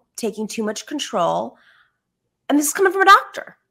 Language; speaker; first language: English; early bilingual, other home language; Greek